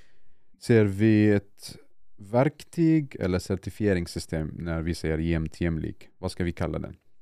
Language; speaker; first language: Swedish; non-native, fluent; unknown